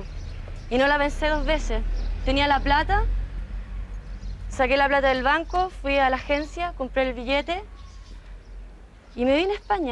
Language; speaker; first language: Spanish; native; Spanish